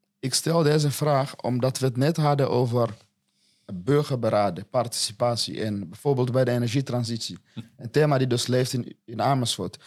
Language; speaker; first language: Dutch; non-native, fluent; Swahili